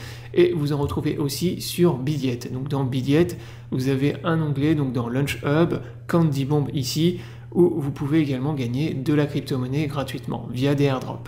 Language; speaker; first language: French; native; French